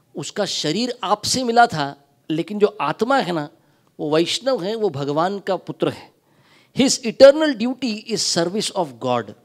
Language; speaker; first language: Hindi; non-native, local second language; Marathi